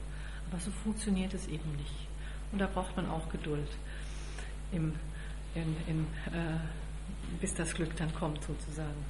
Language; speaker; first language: German; native; German